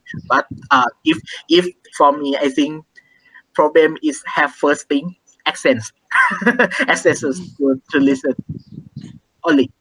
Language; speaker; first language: English; non-native, learner; Thai